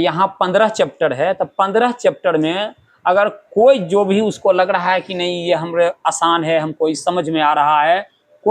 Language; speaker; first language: Hindi; native; Hindi